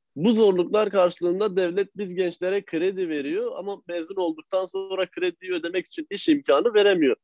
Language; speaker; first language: Turkish; native; Turkish